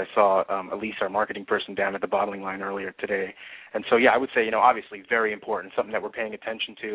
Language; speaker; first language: English; native; English